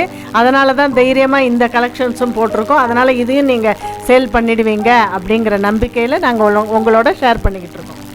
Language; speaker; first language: Tamil; native; Tamil